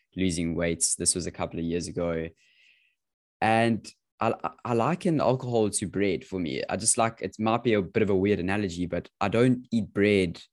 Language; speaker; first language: English; native; English